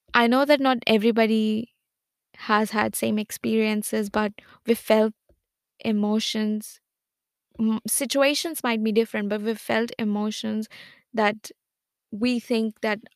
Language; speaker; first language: English; non-native, local second language; Hindi